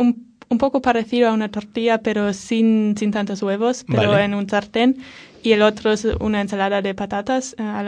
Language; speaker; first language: Spanish; non-native, fluent; German